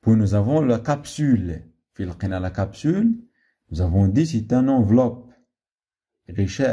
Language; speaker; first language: French; non-native, local second language; Arabic